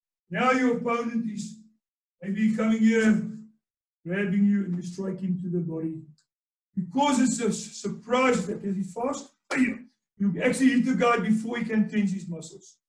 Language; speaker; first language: English; non-native, local second language; Afrikaans